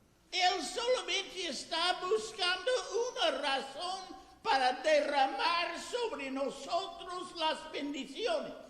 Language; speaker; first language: Spanish; non-native, fluent; English